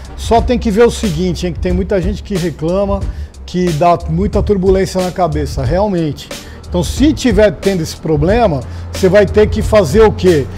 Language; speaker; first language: Portuguese; native; Portuguese